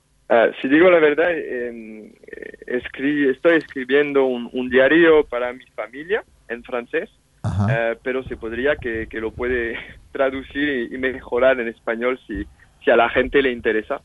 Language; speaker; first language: Spanish; non-native, fluent; French